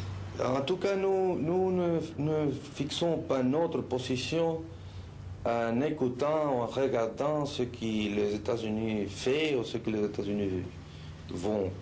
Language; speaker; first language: French; non-native, fluent; Spanish